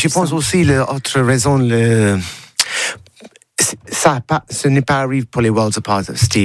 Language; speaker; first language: French; non-native, learner; English